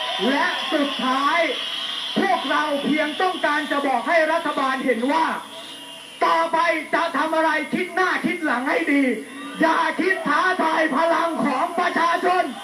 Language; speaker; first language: Thai; native; Thai